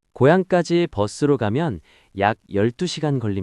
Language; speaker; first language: Korean; non-native, learner; Nepali